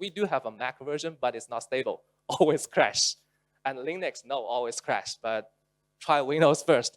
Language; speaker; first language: English; non-native, local second language; Chinese